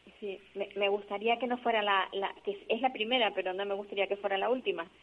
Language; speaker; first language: Spanish; native; Spanish